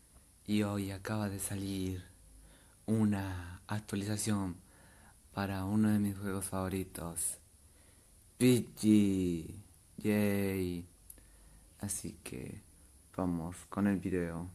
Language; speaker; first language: Spanish; native; Spanish